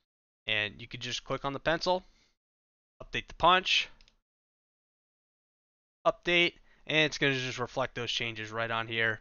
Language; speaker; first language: English; native; English